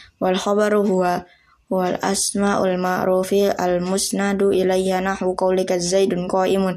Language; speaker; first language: Arabic; non-native, learner; Indonesian